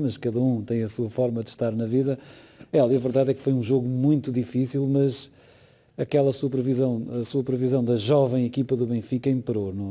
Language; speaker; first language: Portuguese; native; Portuguese